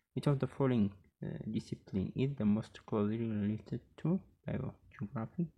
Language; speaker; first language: English; non-native, local second language; Amharic